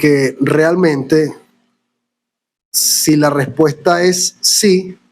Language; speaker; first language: Spanish; native; Spanish